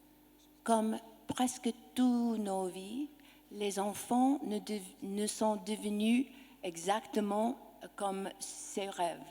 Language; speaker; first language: French; non-native, learner; English